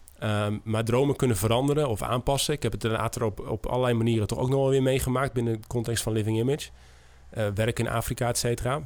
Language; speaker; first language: Dutch; native; Dutch